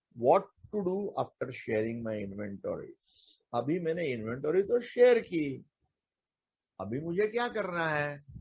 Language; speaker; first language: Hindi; non-native, local second language; Marathi